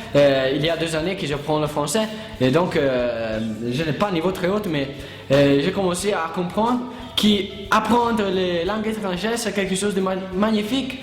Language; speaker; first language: French; non-native, learner; Italian